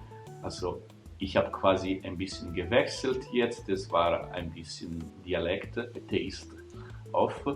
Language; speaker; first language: German; non-native, fluent; Italian